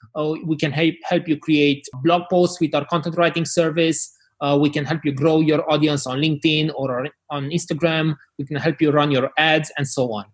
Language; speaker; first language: English; non-native, fluent; Romanian